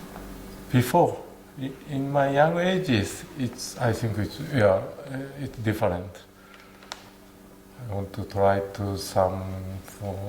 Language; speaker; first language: English; non-native, learner; Japanese